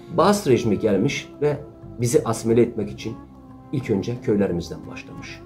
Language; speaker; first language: Turkish; native; Turkish